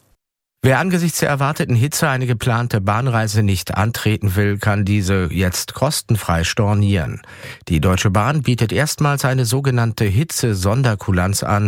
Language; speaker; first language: German; native; German